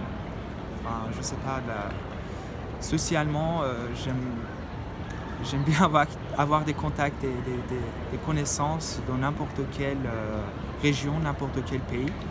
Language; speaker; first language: French; non-native, fluent; Persian